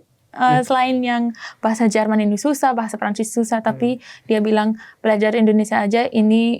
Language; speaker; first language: Indonesian; non-native, learner; German